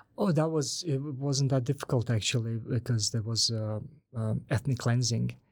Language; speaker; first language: English; non-native, fluent; Bosnian